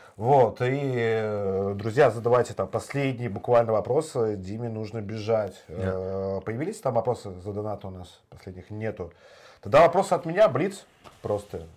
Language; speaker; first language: Russian; native; Russian